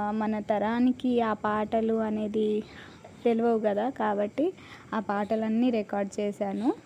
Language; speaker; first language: Telugu; non-native, local second language; Marathi